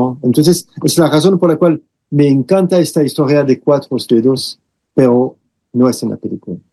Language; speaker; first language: Spanish; non-native, fluent; French